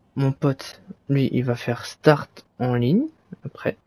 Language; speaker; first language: French; native; French